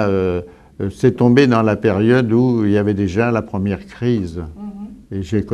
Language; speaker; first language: French; early bilingual, other home language; Italian